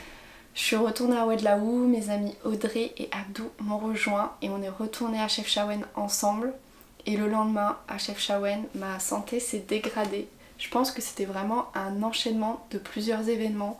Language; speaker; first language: French; native; French